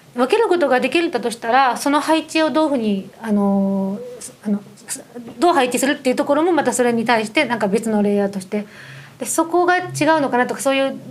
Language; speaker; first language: Japanese; native; Japanese